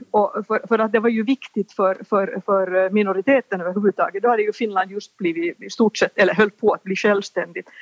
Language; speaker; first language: Swedish; native; Swedish